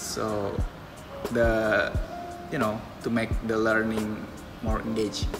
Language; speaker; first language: English; non-native, fluent; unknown